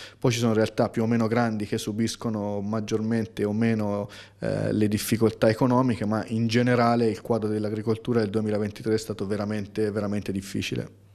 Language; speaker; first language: Italian; native; Italian